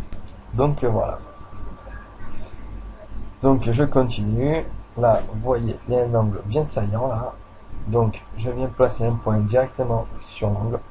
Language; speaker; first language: French; native; French